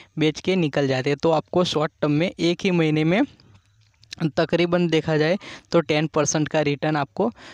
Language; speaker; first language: Hindi; non-native, local second language; Gujarati